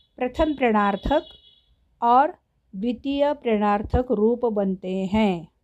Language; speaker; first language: Hindi; non-native, local second language; Marathi